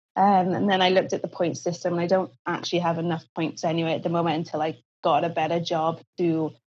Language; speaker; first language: English; native; English